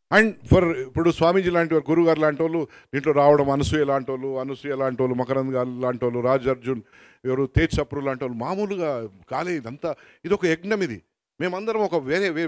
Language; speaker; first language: Telugu; native; Telugu